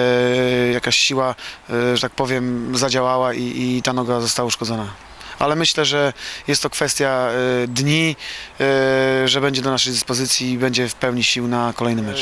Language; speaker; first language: Polish; native; Polish